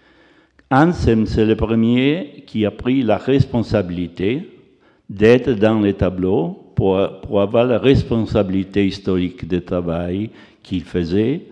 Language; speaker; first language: French; non-native, fluent; Italian